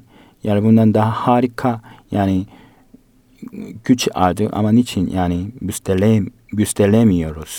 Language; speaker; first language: Turkish; non-native, learner; Korean